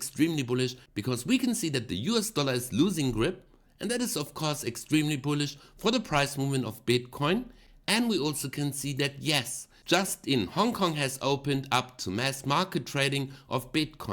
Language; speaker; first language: English; non-native, fluent; German